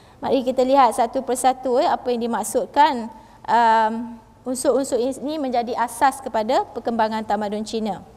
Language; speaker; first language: Malay; native; Malay